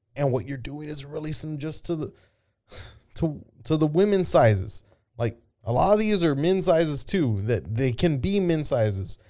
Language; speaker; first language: English; native; English